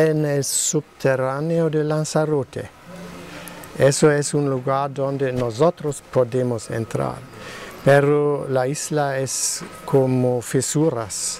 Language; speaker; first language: Spanish; non-native, learner; German